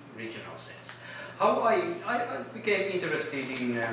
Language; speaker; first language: English; non-native, fluent; Finnish